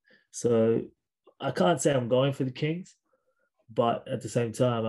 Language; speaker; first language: English; native; English